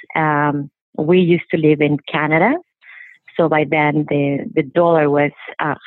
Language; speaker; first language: English; non-native, fluent; Spanish